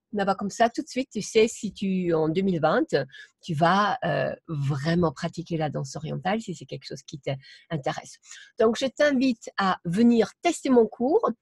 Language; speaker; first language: French; non-native, fluent; German